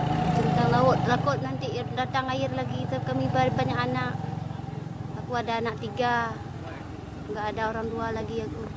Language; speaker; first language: Indonesian; non-native, local second language; Achinese